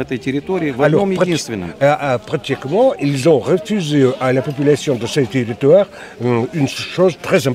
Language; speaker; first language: French; non-native, fluent; Russian